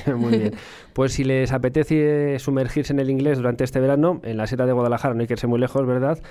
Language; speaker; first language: Spanish; native; Spanish